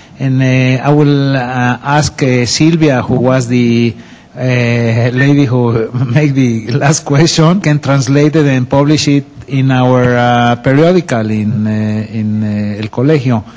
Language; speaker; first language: English; non-native, fluent; Spanish